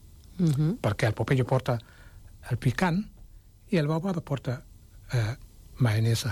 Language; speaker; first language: Catalan; non-native, fluent; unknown